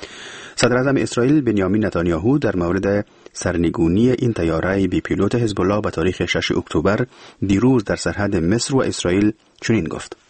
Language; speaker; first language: Persian; native; Persian